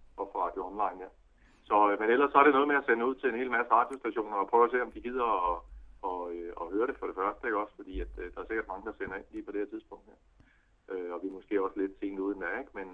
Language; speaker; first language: Danish; native; Danish